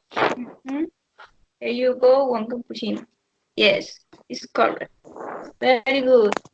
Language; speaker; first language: English; non-native, learner; Spanish